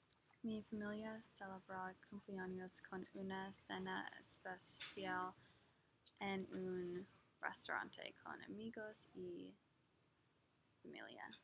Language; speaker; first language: Spanish; non-native, learner; English